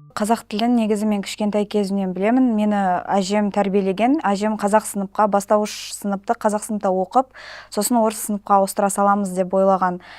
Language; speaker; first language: Kazakh; non-native, local second language; Russian